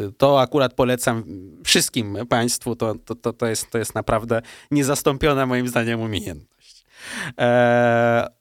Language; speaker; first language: Polish; early bilingual, heritage; Russian